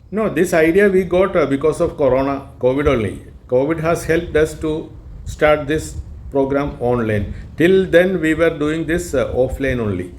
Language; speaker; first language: English; non-native, local second language; Malayalam